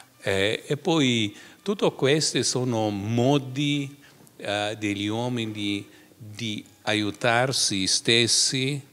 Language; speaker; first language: Italian; non-native, fluent; German